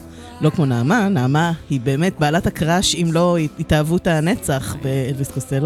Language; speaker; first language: Hebrew; native; Hebrew